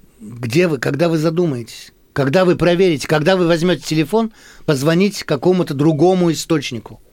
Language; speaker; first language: Russian; early bilingual, heritage; Russian